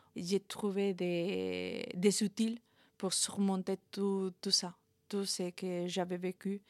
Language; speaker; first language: French; non-native, fluent; Spanish